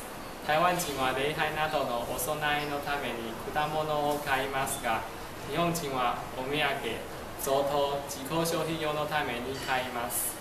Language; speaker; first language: Japanese; non-native, learner; Chinese